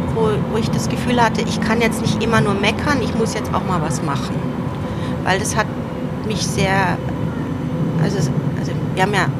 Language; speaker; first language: German; early bilingual, other home language; Turoyo